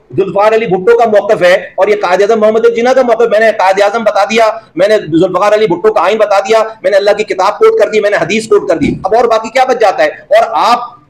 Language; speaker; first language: Urdu; native; Urdu